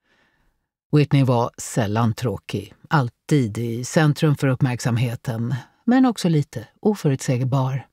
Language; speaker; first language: Swedish; native; Swedish